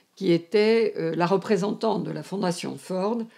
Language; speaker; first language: French; native; French